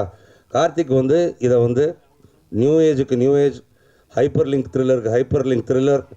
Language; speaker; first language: Tamil; native; Tamil